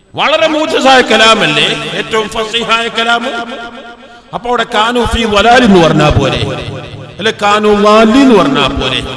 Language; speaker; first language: Malayalam; native; Malayalam